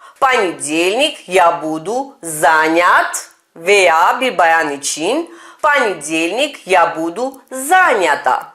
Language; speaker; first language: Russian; non-native, fluent; Turkish